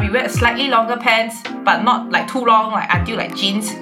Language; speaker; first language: English; non-native, local second language; Chinese